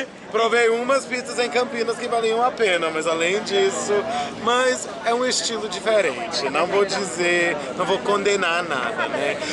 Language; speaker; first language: Portuguese; non-native, fluent; English